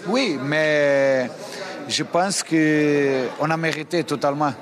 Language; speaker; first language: French; non-native, fluent; Portuguese